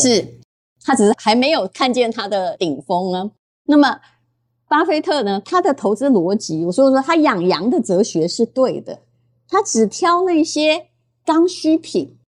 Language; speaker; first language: Chinese; native; Chinese